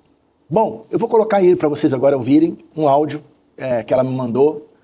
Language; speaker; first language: Portuguese; native; Portuguese